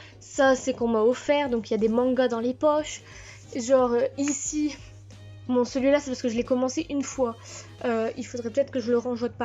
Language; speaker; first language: French; native; French